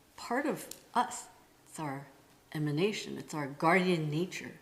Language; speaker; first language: English; non-native, fluent; Korean